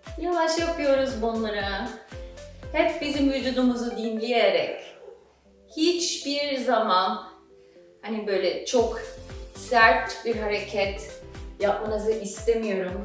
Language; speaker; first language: Turkish; non-native, fluent; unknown